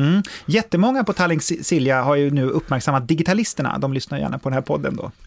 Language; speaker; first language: Swedish; native; Swedish